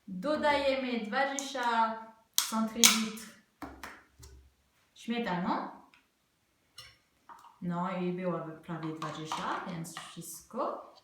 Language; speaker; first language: Polish; non-native, learner; French